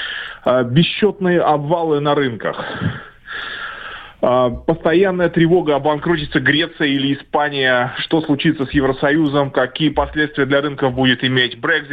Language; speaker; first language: Russian; native; Russian